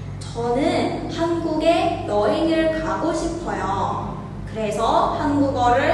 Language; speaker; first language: Korean; non-native, fluent; Burmese